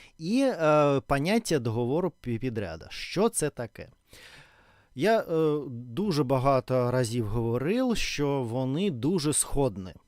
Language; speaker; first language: Ukrainian; non-native, local second language; Russian